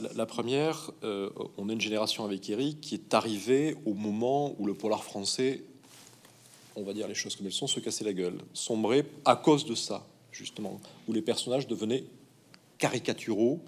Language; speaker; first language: French; native; French